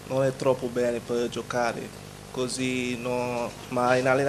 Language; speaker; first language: Italian; non-native, learner; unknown